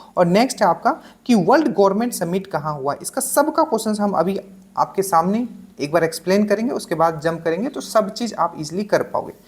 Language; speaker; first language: Hindi; native; Hindi